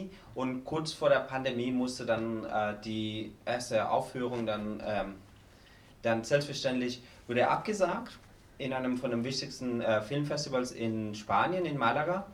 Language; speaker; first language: German; non-native, fluent; Spanish